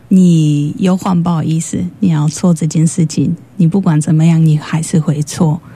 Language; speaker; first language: Chinese; non-native, fluent; Polish